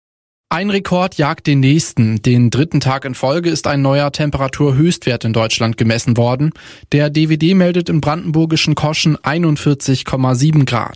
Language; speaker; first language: German; native; German